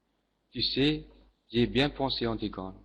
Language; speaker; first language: French; non-native, learner; Arabic